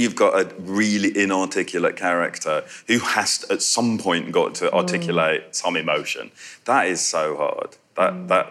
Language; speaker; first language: English; native; English